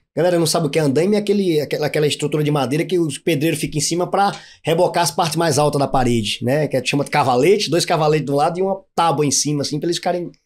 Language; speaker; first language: Portuguese; native; Portuguese